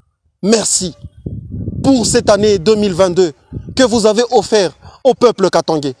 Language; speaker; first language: French; non-native, local second language; Swahili